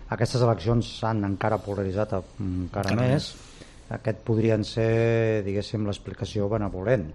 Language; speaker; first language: Catalan; native; Catalan